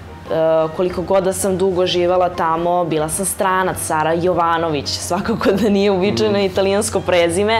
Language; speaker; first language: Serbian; early bilingual, heritage; Serbian